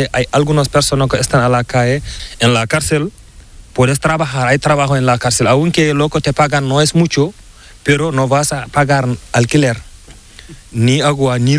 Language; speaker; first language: Spanish; non-native, learner; Fula